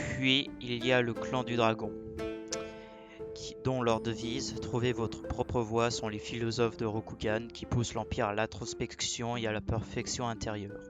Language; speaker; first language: French; native; French